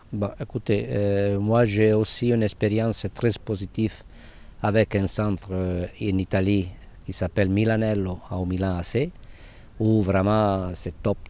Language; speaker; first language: French; non-native, fluent; Italian